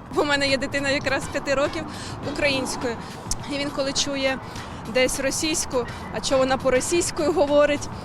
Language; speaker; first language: Ukrainian; non-native, local second language; Russian